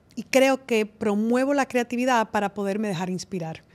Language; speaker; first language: Spanish; native; Spanish